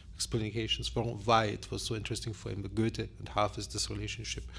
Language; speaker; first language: English; non-native, fluent; Turkish